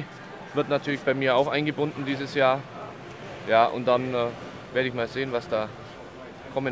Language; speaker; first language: German; native; German